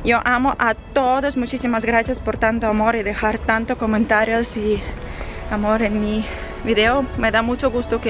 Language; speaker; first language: Spanish; non-native, fluent; Ukrainian